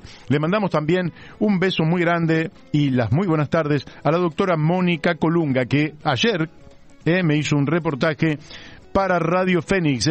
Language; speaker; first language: Spanish; native; Spanish